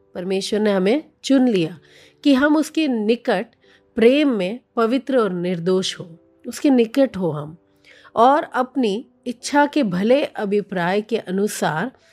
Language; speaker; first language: Hindi; non-native, local second language; Telugu